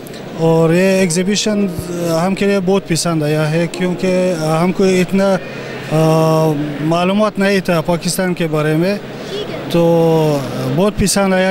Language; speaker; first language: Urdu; non-native, fluent; Tajik